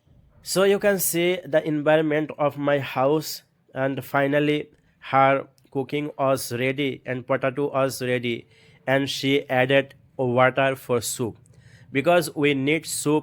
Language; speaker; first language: English; non-native, learner; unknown